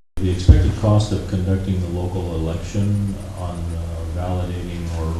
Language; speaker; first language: English; native; English